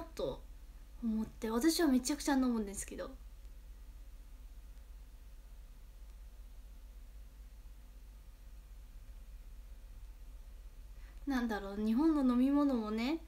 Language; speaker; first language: Japanese; non-native, fluent; Chinese